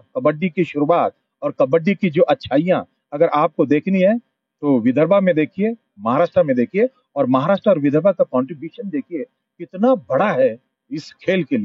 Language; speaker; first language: Hindi; non-native, local second language; Marathi